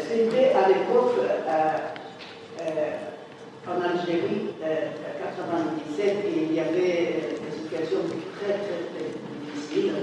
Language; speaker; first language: French; non-native, fluent; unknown